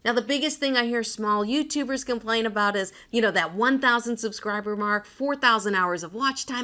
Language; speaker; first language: English; native; English